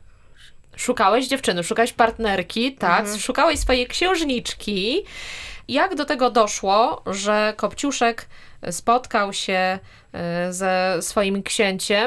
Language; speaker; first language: Polish; native; Polish